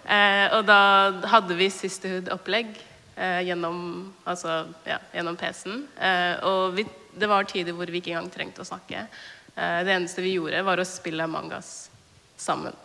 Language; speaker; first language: Norwegian; early bilingual, other home language; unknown